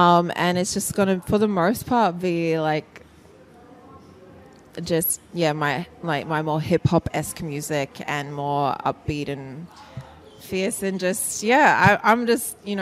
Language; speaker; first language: English; native; English